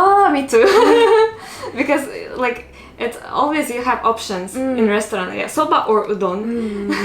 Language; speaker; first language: English; non-native, fluent; Russian